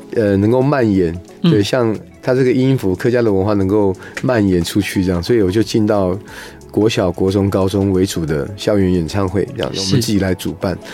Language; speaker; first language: Chinese; non-native, local second language; Hakka Chinese